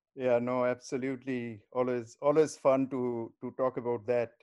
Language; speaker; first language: English; non-native, local second language; Bangla